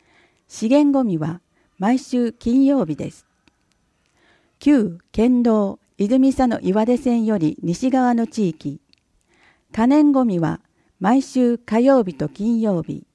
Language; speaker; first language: Japanese; native; Japanese